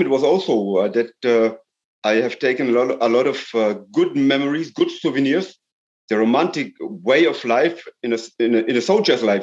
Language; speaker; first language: English; non-native, fluent; German